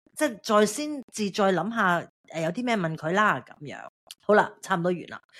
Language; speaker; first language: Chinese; non-native, local second language; Cantonese